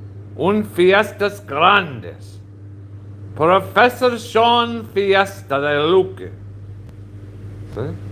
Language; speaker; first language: Spanish; non-native, learner; English